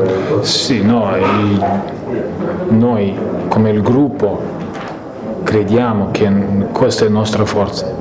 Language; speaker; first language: Italian; non-native, fluent; Lithuanian